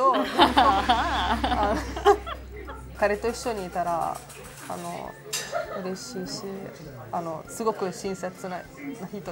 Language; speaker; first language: Japanese; non-native, fluent; Italian